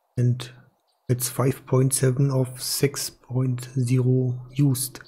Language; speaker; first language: English; non-native, fluent; German